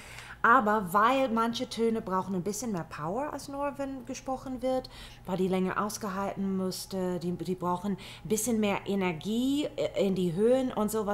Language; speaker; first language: German; non-native, fluent; English